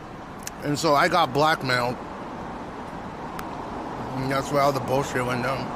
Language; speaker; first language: English; native; English